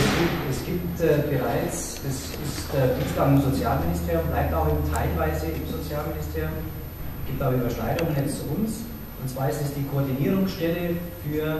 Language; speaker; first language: German; native; German